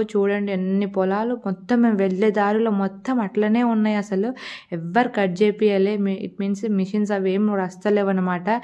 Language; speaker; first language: Telugu; non-native, local second language; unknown